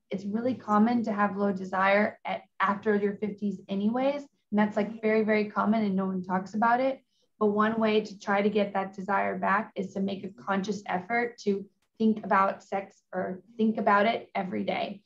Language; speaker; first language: English; early bilingual, other home language; Spanish